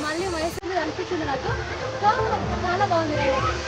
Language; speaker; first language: Telugu; native; Telugu